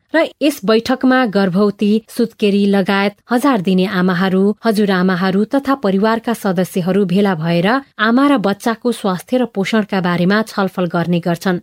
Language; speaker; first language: Nepali; native; Nepali